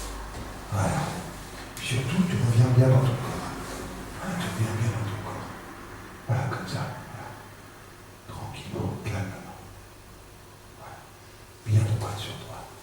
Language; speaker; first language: French; native; French